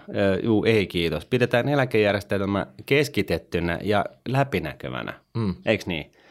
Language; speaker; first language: Finnish; native; Finnish